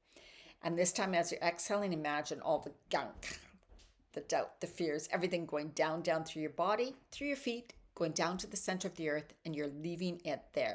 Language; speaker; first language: English; native; English